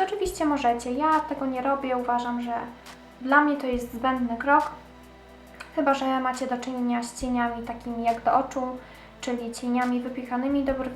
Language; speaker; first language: Polish; native; Polish